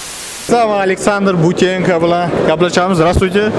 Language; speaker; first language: Russian; non-native, local second language; Uzbek